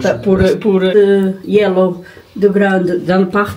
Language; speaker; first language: French; non-native, learner; Portuguese